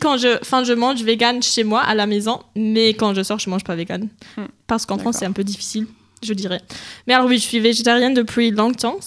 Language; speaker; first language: French; non-native, fluent; German